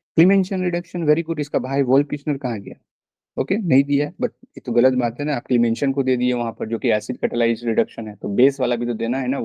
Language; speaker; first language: Hindi; non-native, local second language; Bangla